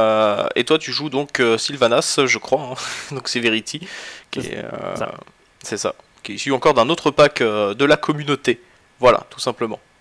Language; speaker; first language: French; native; French